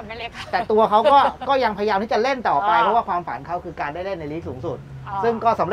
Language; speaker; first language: Thai; native; Thai